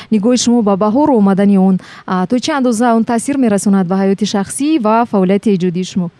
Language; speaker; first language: Tajik; native; Tajik